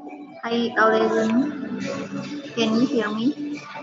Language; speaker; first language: English; non-native, fluent; Indonesian